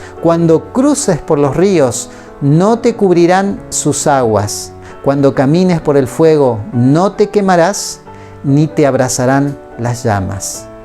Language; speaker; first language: Spanish; native; Spanish